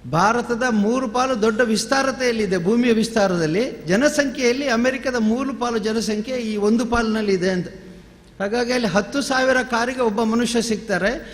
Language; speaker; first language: Kannada; non-native, local second language; Tulu